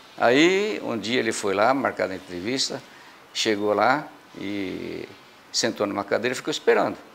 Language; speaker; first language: Portuguese; early bilingual, other home language; Japanese